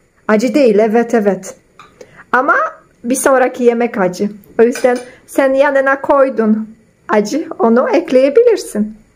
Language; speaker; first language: Turkish; non-native, fluent; Polish